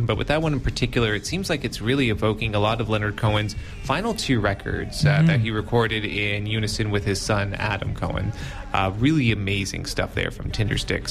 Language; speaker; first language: English; native; English